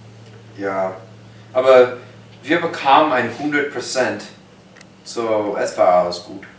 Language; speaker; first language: German; non-native, learner; English